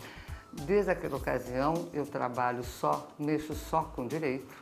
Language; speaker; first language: Portuguese; native; Portuguese